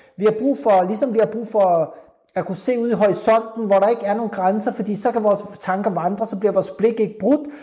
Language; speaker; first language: Danish; early bilingual, other home language; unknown